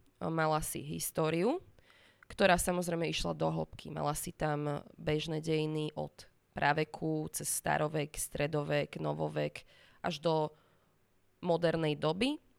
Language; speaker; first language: Slovak; native; Slovak